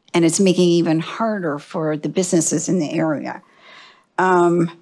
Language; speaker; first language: English; native; English